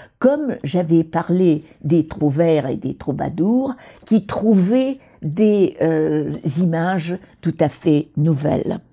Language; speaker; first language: French; non-native, fluent; Russian